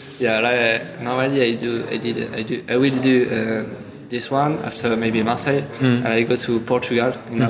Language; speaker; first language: English; non-native, learner; French